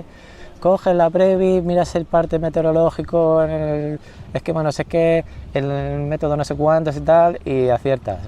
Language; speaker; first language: Spanish; native; Spanish